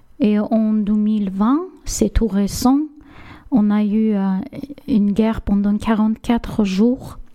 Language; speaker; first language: French; non-native, learner; Armenian